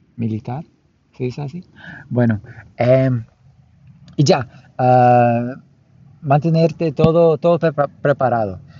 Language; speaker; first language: Spanish; non-native, learner; English